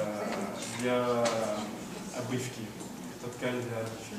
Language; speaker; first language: Russian; non-native, learner; French